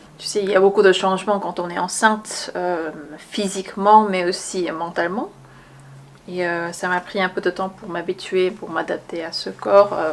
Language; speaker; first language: French; non-native, fluent; Korean